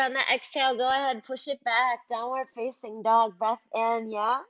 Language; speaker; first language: English; native; English